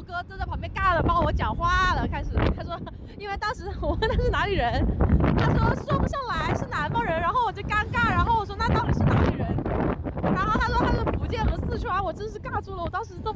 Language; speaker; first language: Chinese; native; Chinese